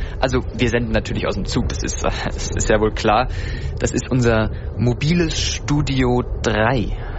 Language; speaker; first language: German; native; German